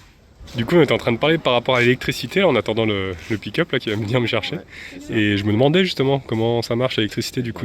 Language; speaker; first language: French; native; French